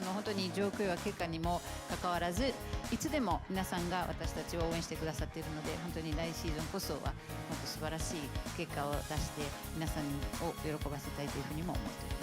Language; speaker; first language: Japanese; native; Japanese